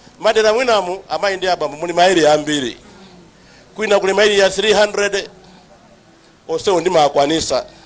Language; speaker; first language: Nyanja; native; Nyanja